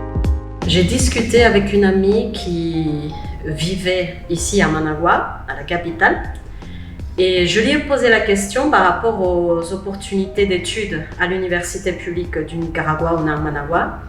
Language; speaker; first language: French; non-native, fluent; Spanish